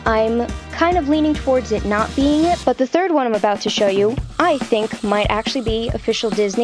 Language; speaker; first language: English; native; English